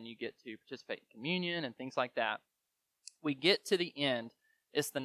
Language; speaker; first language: English; native; English